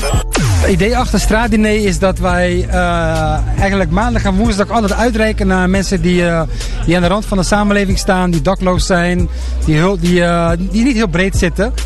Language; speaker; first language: Dutch; native; Dutch